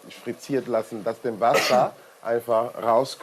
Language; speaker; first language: German; non-native, learner; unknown